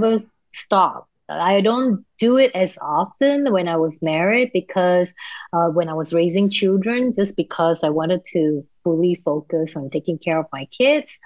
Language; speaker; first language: English; non-native, local second language; Cantonese